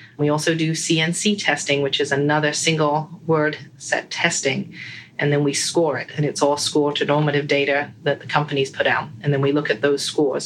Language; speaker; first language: English; native; English